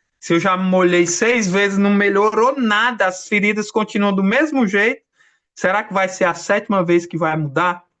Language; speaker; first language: Portuguese; native; Portuguese